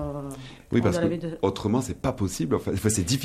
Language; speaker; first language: French; native; French